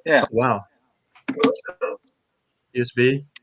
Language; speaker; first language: English; native; English